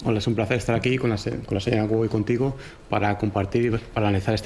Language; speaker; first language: Spanish; native; Spanish